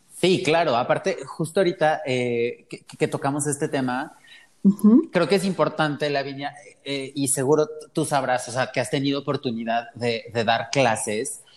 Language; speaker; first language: Spanish; native; Spanish